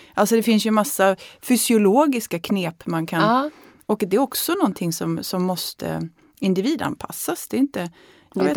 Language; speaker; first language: Swedish; native; Swedish